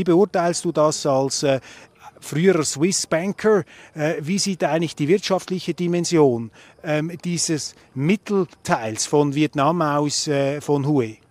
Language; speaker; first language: German; native; German